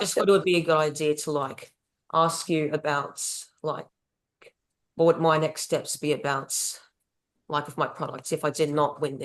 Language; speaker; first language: English; native; English